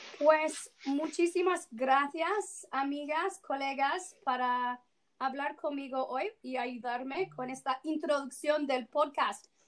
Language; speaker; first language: Spanish; non-native, fluent; English